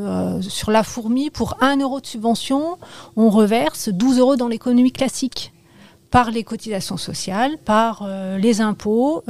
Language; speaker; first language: French; native; French